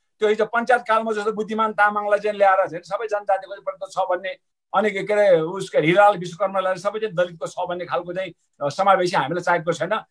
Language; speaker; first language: Nepali; non-native, local second language; Sherpa